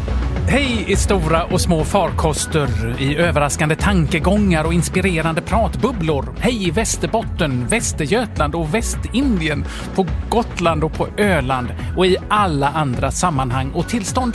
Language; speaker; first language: Swedish; native; Swedish